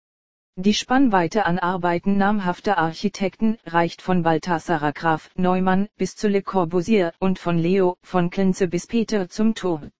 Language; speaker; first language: German; native; German